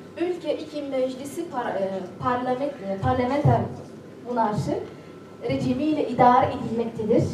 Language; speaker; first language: Turkish; non-native, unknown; Arabic